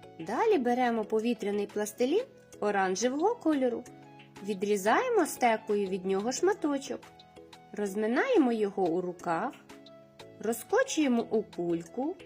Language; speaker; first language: Ukrainian; native; Ukrainian